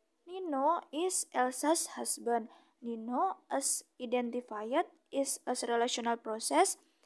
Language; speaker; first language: English; non-native, learner; Indonesian